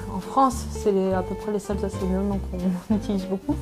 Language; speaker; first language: French; native; French